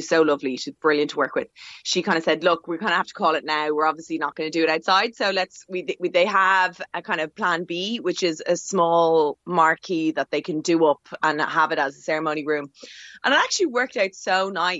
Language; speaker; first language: English; native; English